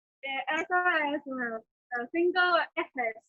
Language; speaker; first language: Spanish; non-native, learner; Chinese